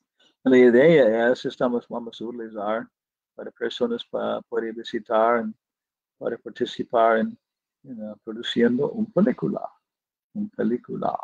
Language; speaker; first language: Spanish; non-native, fluent; English